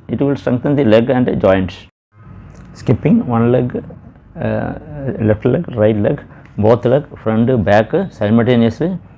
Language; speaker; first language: English; non-native, local second language; Malayalam